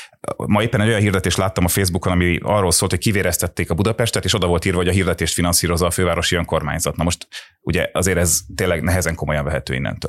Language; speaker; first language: Hungarian; native; Hungarian